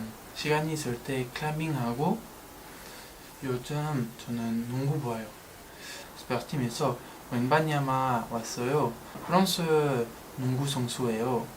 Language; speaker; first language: Korean; non-native, learner; French